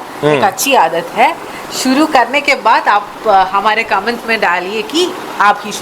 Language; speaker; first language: Hindi; non-native, local second language; Malayalam